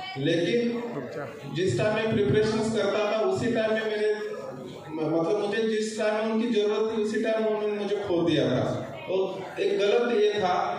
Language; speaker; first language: Hindi; non-native, local second language; Marathi